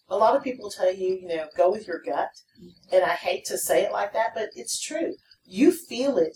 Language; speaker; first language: English; native; English